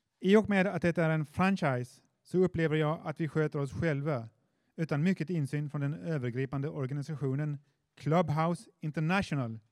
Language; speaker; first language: Swedish; native; Swedish